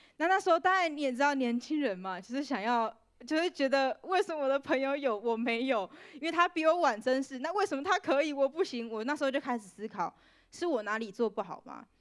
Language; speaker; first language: Chinese; native; Chinese